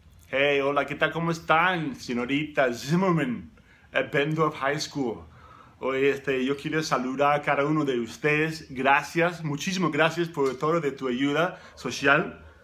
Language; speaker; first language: Spanish; non-native, fluent; English